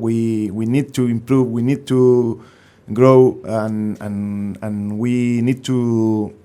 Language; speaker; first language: English; non-native, learner; Spanish